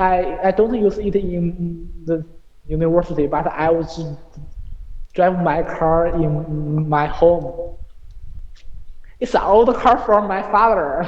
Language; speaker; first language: English; non-native, learner; Chinese